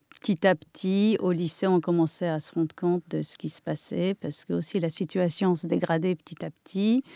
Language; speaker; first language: French; non-native, fluent; Polish